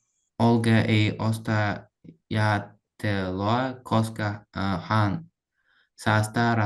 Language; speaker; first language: Finnish; non-native, learner; Uzbek